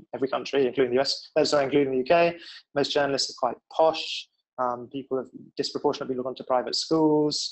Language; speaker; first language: English; native; English